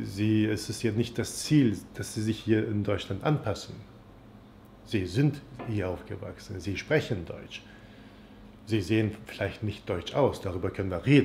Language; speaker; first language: German; non-native, fluent; Turkish